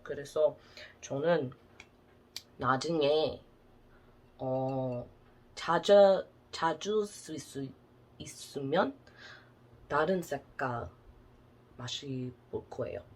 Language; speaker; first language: Korean; non-native, learner; English